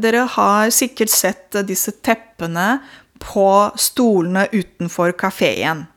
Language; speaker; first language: Norwegian; non-native, fluent; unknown